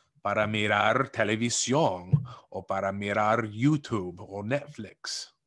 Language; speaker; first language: Spanish; non-native, fluent; English